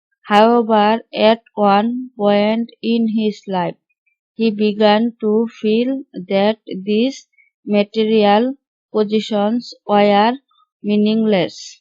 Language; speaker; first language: English; non-native, local second language; Bangla